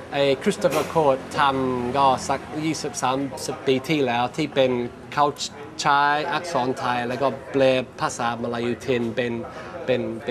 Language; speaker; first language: Thai; non-native, fluent; English